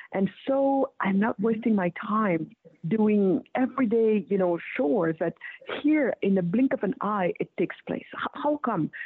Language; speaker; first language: English; early bilingual, other home language; Wolof